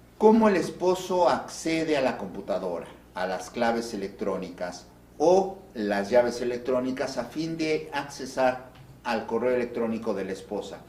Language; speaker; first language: Spanish; native; Spanish